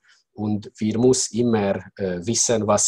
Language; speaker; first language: German; non-native, learner; Hungarian